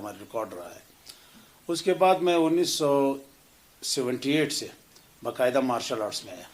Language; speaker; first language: Urdu; non-native, local second language; Pashto